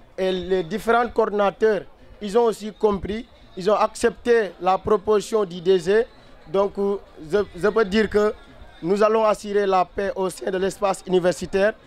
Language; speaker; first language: French; non-native, local second language; Wolof